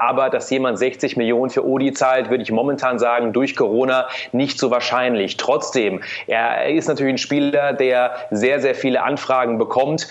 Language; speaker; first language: German; native; German